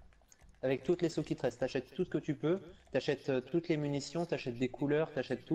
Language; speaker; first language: French; native; French